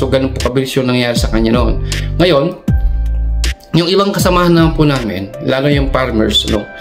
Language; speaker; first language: Filipino; native; Filipino